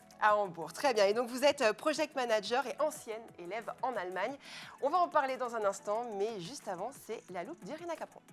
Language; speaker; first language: French; native; French